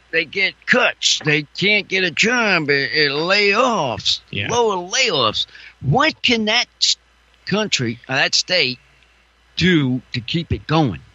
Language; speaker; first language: English; non-native, fluent; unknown